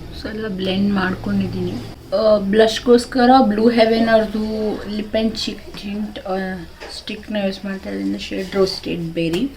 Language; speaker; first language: Kannada; native; Kannada